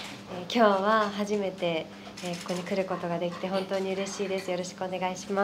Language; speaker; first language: Japanese; native; Japanese